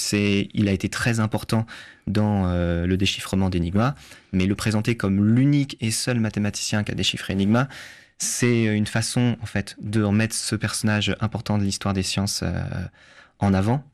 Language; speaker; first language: French; native; French